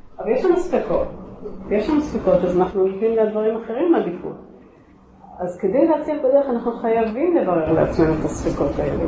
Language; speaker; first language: Hebrew; native; Hebrew